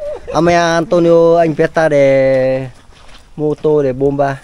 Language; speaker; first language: Portuguese; non-native, learner; Vietnamese